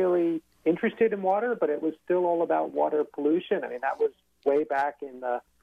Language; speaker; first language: English; native; English